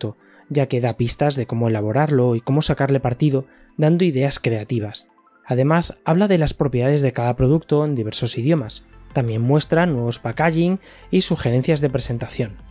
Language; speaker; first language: Spanish; native; Spanish